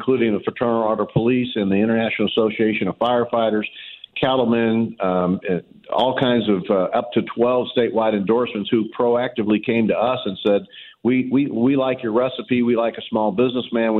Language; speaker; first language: English; native; English